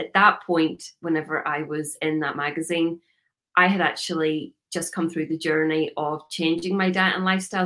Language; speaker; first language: English; native; English